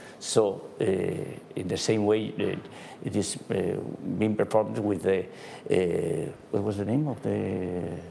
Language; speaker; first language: English; non-native, fluent; Spanish